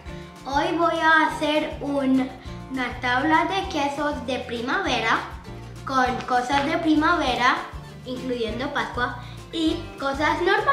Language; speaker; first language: Spanish; early bilingual, other home language; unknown